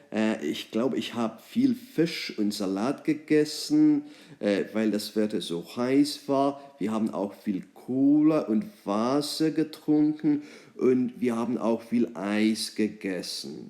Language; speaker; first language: German; non-native, fluent; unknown